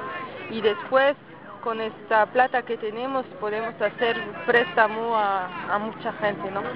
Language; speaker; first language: Spanish; non-native, fluent; French